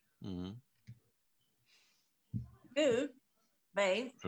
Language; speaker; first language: Swedish; non-native, learner; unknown